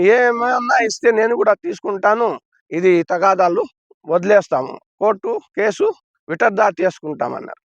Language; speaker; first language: Telugu; non-native, local second language; Urdu